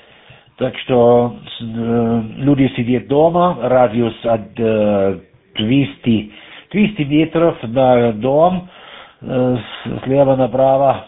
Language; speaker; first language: Russian; non-native, learner; German